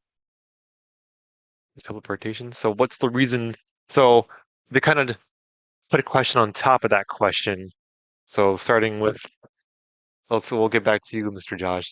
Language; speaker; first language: English; native; English